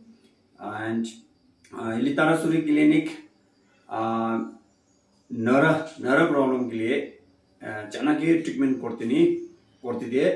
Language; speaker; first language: Kannada; non-native, learner; Tibetan